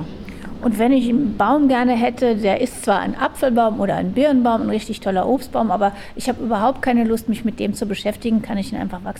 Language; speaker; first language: German; native; German